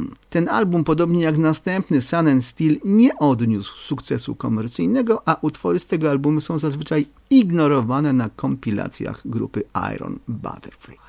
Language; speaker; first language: Polish; native; Polish